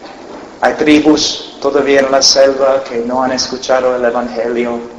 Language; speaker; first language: Spanish; non-native, fluent; English